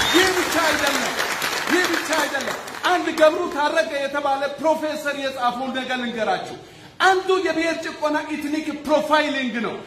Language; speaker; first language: Amharic; non-native, local second language; Wolaytta